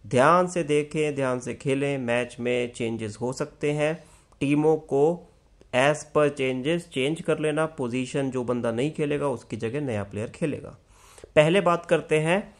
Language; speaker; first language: Hindi; native; Hindi